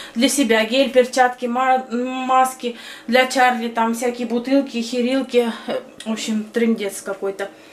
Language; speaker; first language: Russian; native; Russian